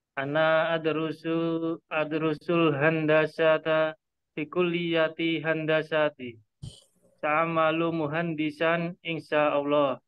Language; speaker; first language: Arabic; non-native, learner; Indonesian